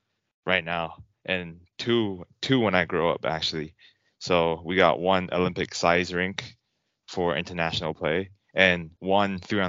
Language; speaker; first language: English; non-native, fluent; Chinese